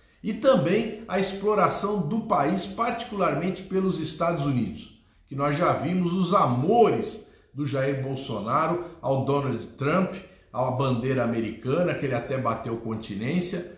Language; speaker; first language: Portuguese; native; Portuguese